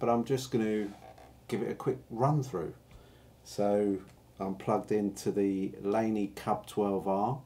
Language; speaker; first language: English; native; English